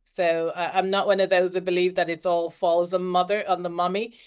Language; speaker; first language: English; native; English